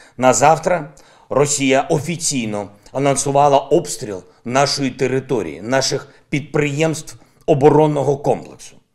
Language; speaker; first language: Ukrainian; non-native, local second language; Russian